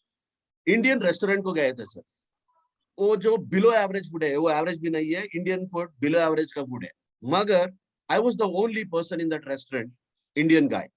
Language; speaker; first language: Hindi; non-native, local second language; Telugu